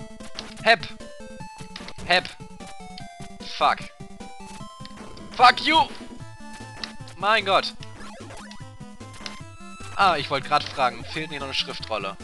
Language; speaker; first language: German; native; German